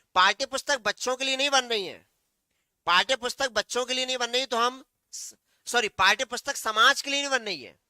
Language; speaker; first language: Hindi; native; Hindi